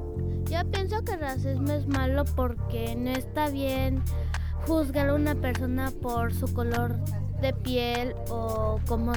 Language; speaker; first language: Spanish; early bilingual, other home language; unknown